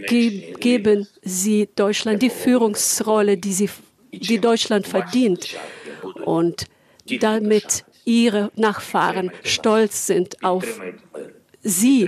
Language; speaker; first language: German; non-native, fluent; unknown